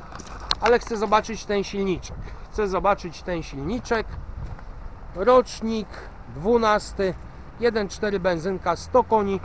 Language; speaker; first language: Polish; native; Polish